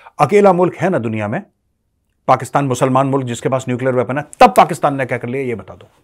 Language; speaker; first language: Hindi; native; Hindi